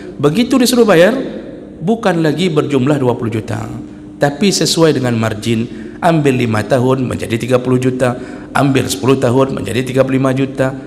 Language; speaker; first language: Malay; non-native, local second language; Achinese